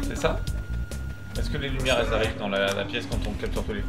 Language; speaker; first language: French; native; French